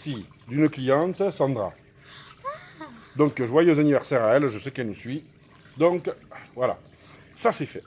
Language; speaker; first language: French; native; French